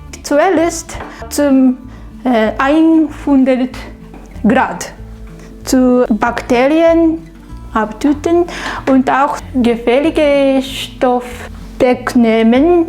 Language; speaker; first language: German; non-native, learner; Japanese